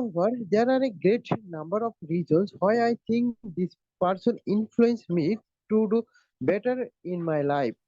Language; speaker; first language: English; non-native, learner; Bangla